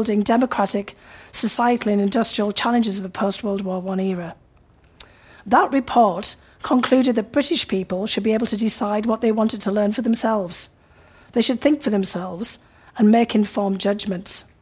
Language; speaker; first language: English; native; English